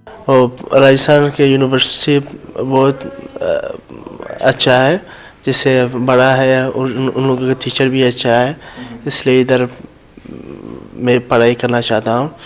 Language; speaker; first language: Hindi; non-native, learner; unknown